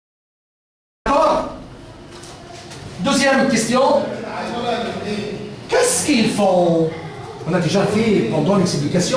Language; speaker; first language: French; non-native, fluent; Arabic